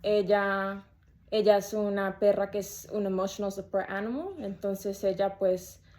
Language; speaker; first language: Spanish; early bilingual, heritage; Spanish